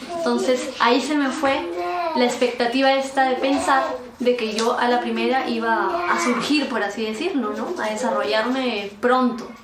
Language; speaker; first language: Spanish; native; Spanish